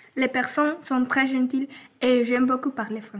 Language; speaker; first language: French; non-native, learner; Spanish